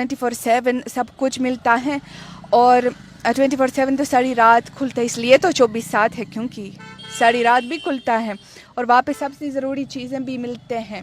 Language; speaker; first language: Hindi; non-native, learner; Russian